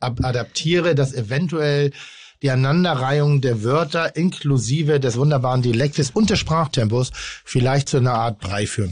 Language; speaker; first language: German; native; German